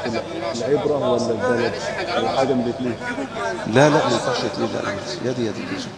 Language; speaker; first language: Arabic; native; Arabic